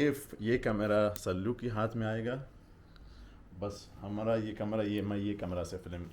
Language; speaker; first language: Hindi; non-native, local second language; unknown